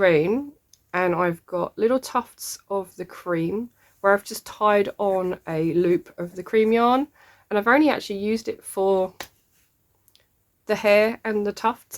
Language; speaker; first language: English; native; English